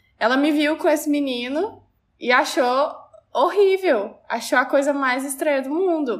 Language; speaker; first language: Portuguese; native; Portuguese